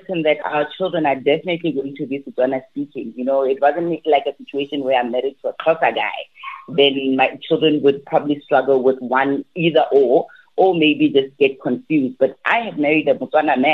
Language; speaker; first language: English; non-native, local second language; Tswana